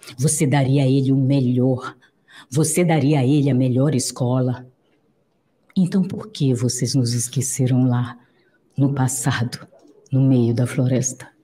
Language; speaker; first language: Portuguese; native; Portuguese